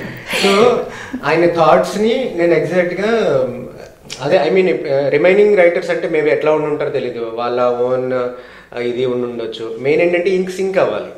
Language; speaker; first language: Telugu; native; Telugu